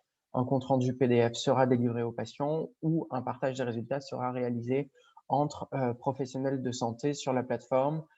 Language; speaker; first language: French; native; French